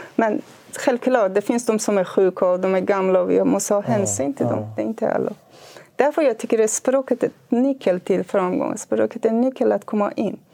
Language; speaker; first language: Swedish; non-native, fluent; Kurdish